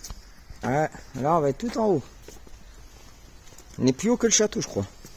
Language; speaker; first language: French; native; French